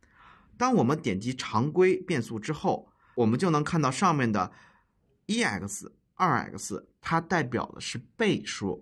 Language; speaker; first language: Chinese; native; Chinese